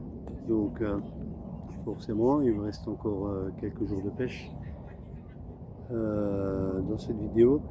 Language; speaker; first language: French; native; French